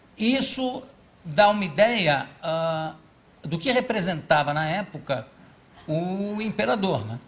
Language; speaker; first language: Portuguese; native; Portuguese